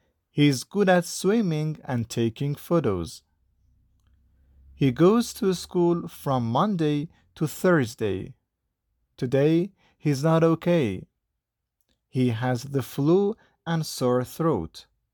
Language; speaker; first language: English; non-native, fluent; Persian